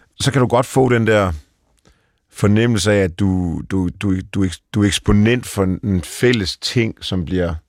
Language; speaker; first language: Danish; early bilingual, other home language; Polish